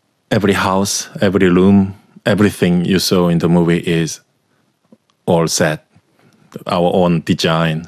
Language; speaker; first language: English; non-native, learner; Korean